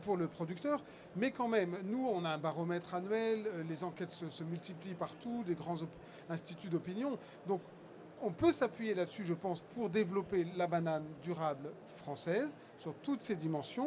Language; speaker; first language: French; native; French